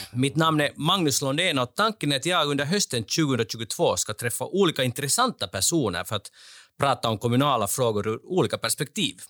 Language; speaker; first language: Swedish; native; Swedish